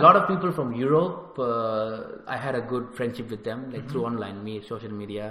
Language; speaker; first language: English; early bilingual, other home language; Tamil